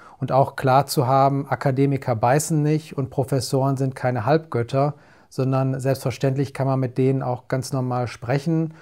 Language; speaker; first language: German; native; German